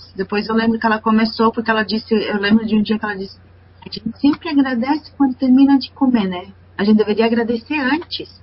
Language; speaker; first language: Portuguese; non-native, fluent; Spanish